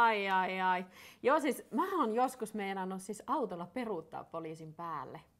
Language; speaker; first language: Finnish; native; Finnish